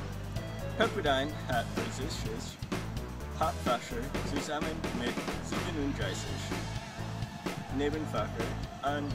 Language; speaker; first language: German; non-native, learner; English